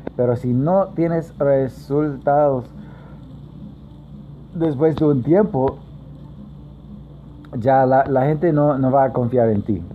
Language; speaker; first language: Spanish; non-native, learner; English